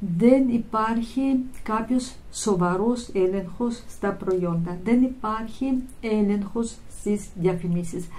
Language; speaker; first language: Greek; non-native, fluent; Russian